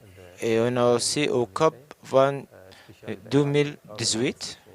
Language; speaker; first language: French; non-native, learner; Arabic